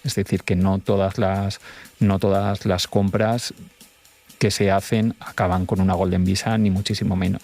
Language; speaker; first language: Spanish; native; Spanish